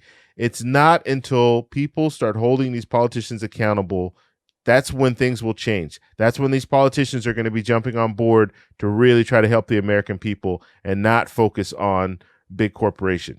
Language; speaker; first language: English; native; English